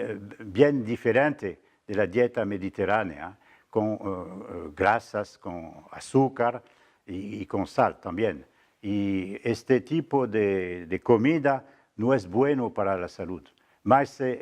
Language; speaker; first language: Spanish; non-native, fluent; French